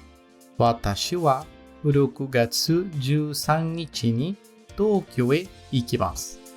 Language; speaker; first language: Japanese; non-native, learner; Portuguese